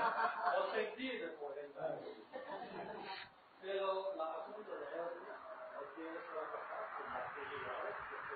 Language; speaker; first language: Spanish; non-native, learner; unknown